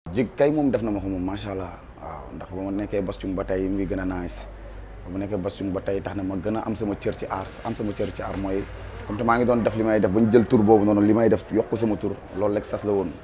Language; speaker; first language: Wolof; native; Wolof